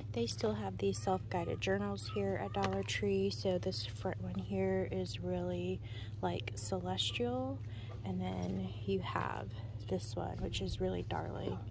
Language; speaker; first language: English; native; English